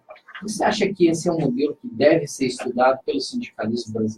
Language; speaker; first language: Portuguese; native; Portuguese